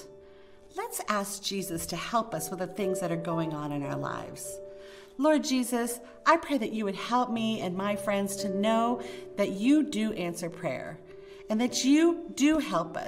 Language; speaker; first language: English; native; English